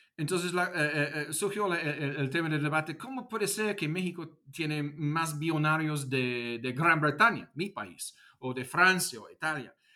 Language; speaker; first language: Spanish; non-native, fluent; English